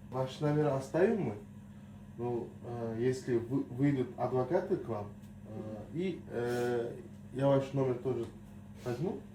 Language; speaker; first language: Russian; non-native, local second language; Uzbek